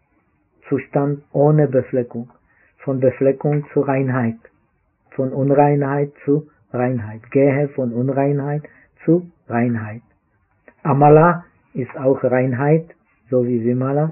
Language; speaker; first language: German; non-native, fluent; Czech